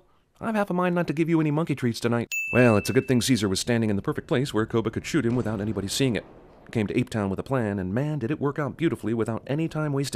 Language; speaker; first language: English; native; English